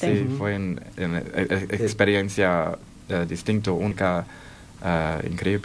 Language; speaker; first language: Spanish; non-native, fluent; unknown